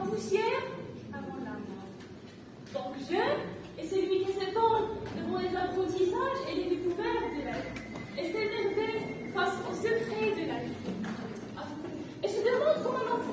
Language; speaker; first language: French; non-native, local second language; Arabic